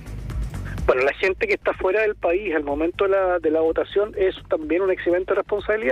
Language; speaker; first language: Spanish; native; Spanish